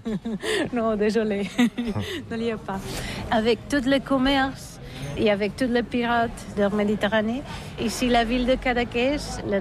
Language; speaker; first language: French; non-native, learner; Catalan